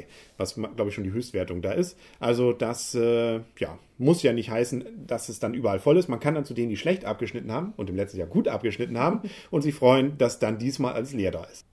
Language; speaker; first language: German; native; German